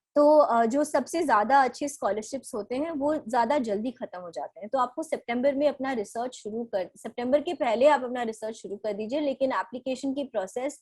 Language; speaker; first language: Hindi; native; Hindi